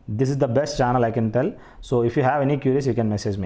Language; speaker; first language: English; non-native, local second language; Telugu